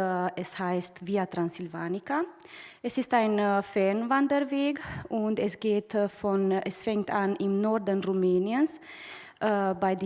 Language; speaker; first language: German; non-native, fluent; Romanian